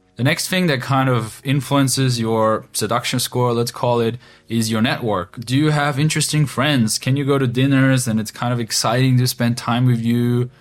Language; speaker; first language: English; non-native, fluent; German